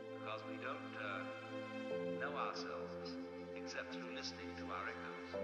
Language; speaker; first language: English; native; English